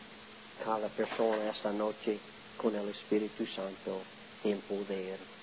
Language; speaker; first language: Spanish; non-native, learner; English